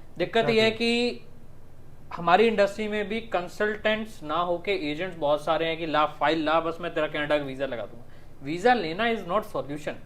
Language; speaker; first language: Hindi; non-native, local second language; Punjabi